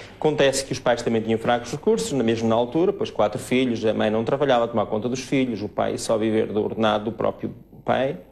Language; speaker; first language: Portuguese; native; Portuguese